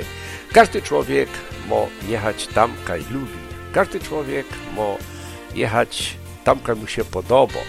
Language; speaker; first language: Polish; early bilingual, heritage; Polish